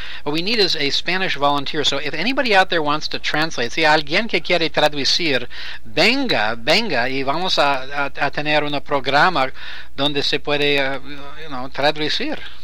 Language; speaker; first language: Spanish; non-native, learner; English